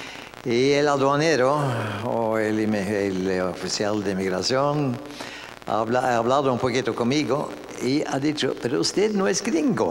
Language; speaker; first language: Spanish; non-native, fluent; Norwegian